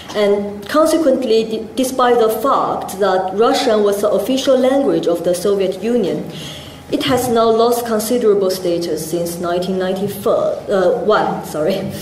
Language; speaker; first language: English; non-native, fluent; Chinese